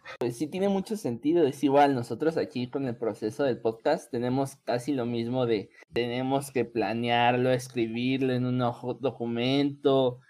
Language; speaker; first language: Spanish; native; Spanish